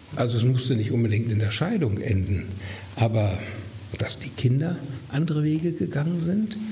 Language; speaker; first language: German; native; German